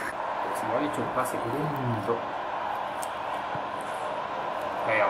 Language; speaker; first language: Spanish; native; Spanish